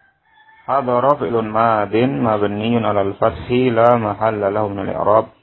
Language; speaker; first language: Arabic; non-native, fluent; Indonesian